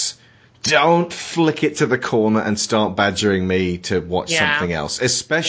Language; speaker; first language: English; native; English